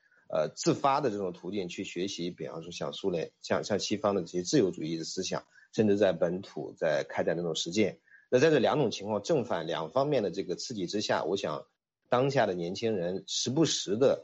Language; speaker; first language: Chinese; native; Chinese